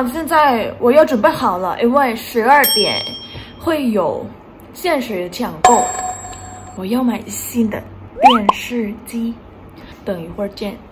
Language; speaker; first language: Chinese; non-native, fluent; Thai